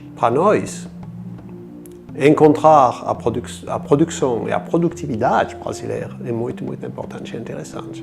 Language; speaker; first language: Portuguese; non-native, fluent; French